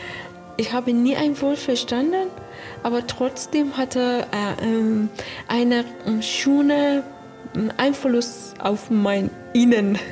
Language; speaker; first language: German; non-native, learner; Persian